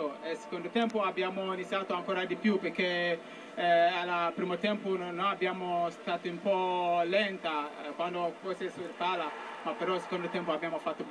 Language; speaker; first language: Italian; non-native, learner; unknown